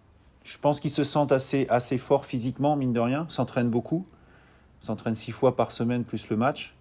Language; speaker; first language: French; native; French